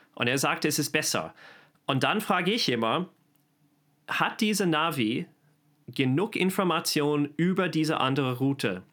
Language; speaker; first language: German; non-native, fluent; English